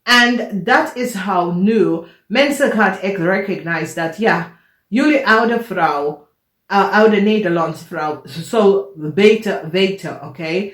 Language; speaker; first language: Dutch; non-native, learner; English